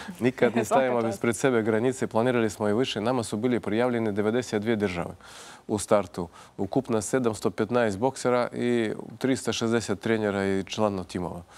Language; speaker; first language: Croatian; non-native, fluent; Russian